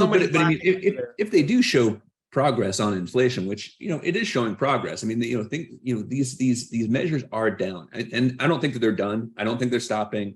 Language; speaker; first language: English; native; English